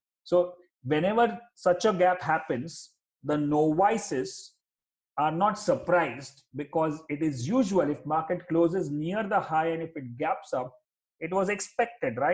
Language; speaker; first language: English; non-native, local second language; Hindi